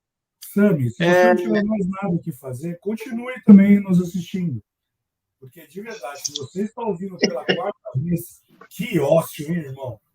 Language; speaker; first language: Portuguese; native; Portuguese